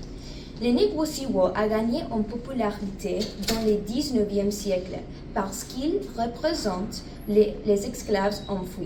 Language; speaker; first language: French; non-native, learner; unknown